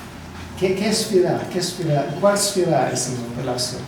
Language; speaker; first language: Spanish; non-native, learner; Hebrew